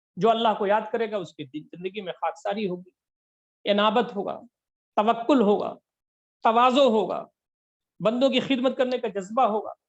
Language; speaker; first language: Urdu; native; Urdu